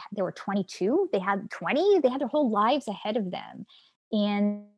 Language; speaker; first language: English; native; English